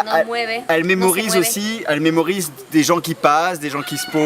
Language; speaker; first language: French; native; French